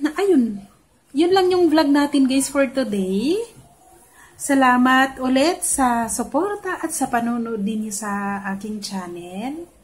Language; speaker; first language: Filipino; non-native, local second language; Cebuano